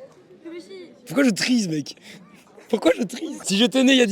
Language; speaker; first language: French; native; French